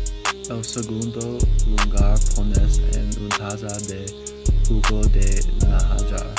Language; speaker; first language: Spanish; non-native, learner; English